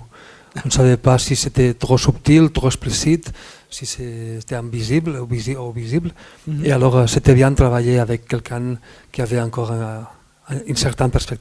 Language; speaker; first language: French; non-native, fluent; Spanish